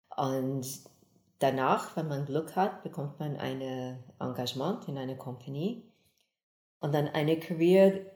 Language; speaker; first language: German; non-native, fluent; English